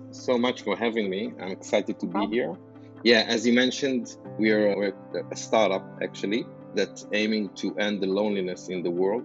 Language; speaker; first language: English; non-native, fluent; Hebrew